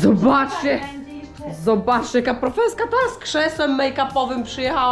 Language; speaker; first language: Polish; native; Polish